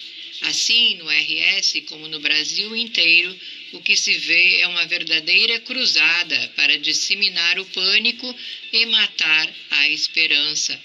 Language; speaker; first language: Portuguese; native; Portuguese